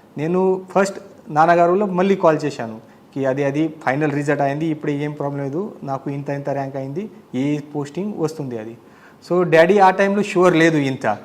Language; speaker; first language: Telugu; non-native, learner; Marathi